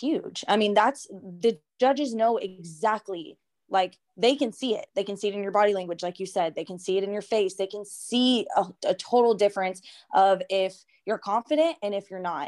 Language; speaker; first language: English; native; English